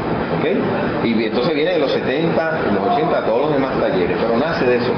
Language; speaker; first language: Spanish; native; Spanish